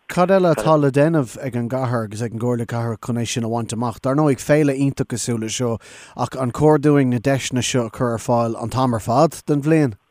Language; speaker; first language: Irish; non-native, local second language; English